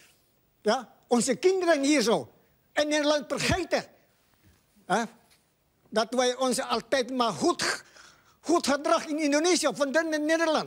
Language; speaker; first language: Dutch; non-native, learner; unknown